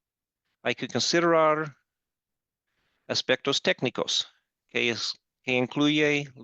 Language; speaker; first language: Spanish; non-native, fluent; English